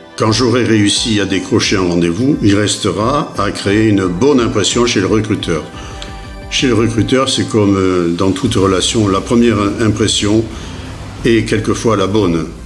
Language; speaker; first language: French; native; French